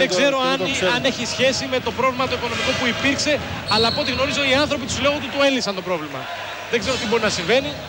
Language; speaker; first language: Greek; native; Greek